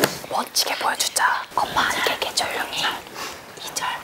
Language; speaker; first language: Korean; native; Korean